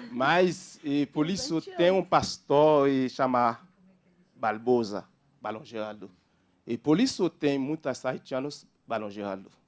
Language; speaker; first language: Portuguese; non-native, learner; Haitian Creole